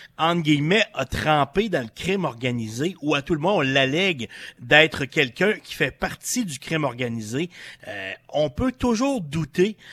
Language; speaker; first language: French; native; French